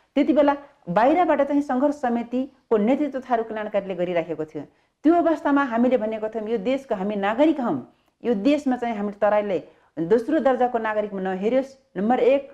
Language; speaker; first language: Nepali; non-native, local second language; Dangaura Tharu